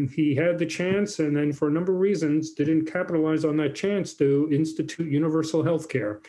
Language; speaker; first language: English; native; English